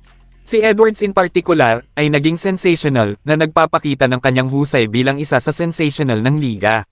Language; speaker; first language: Filipino; native; Filipino